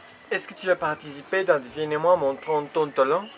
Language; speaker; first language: French; non-native, learner; Spanish